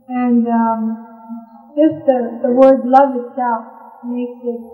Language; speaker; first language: English; non-native, fluent; Persian